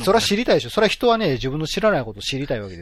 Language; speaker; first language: Japanese; native; Japanese